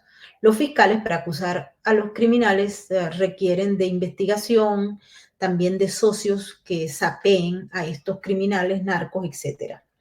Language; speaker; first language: Spanish; native; Spanish